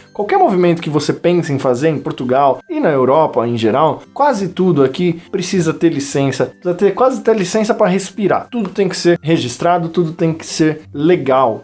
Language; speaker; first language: Portuguese; native; Portuguese